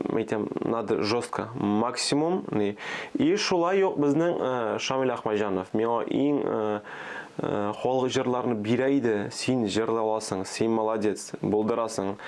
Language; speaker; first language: Tatar; early bilingual, other home language; Armenian